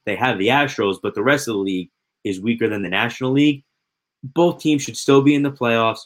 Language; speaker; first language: English; native; English